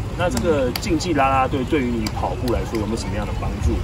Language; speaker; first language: Chinese; native; Chinese